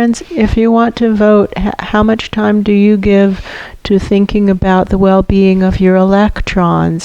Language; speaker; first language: English; native; English